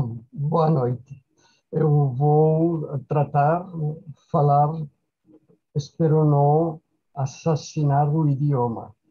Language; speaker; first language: Portuguese; non-native, fluent; Spanish